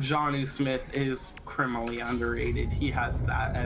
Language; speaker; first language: English; native; English